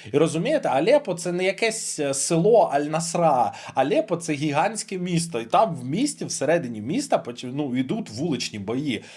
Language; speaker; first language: Ukrainian; non-native, local second language; Russian